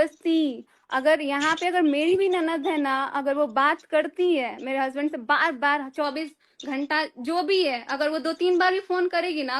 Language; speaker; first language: Hindi; native; Hindi